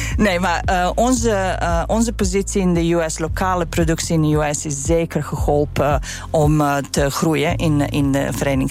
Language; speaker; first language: Dutch; non-native, fluent; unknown